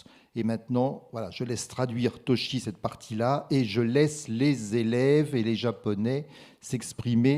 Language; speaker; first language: French; native; French